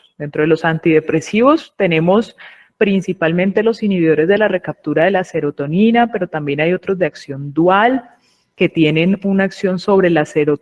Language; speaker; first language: Spanish; native; Spanish